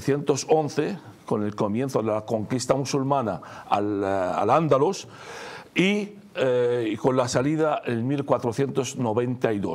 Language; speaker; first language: Spanish; non-native, fluent; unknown